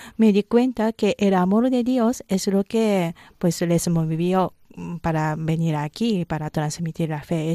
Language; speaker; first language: Spanish; non-native, fluent; Japanese